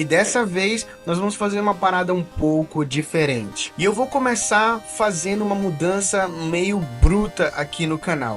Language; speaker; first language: Portuguese; native; Portuguese